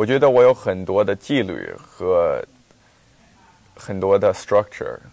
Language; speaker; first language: Chinese; early bilingual, heritage; Chinese